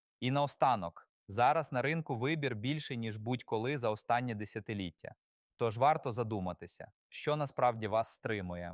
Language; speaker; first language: Ukrainian; native; Ukrainian